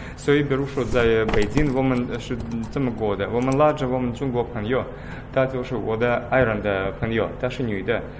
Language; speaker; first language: Chinese; non-native, fluent; Russian